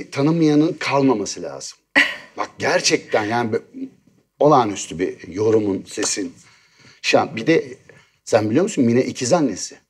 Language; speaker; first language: Turkish; native; Turkish